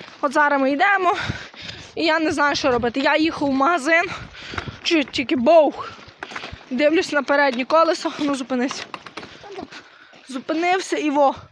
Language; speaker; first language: Ukrainian; native; Ukrainian